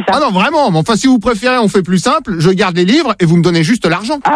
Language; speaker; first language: French; native; French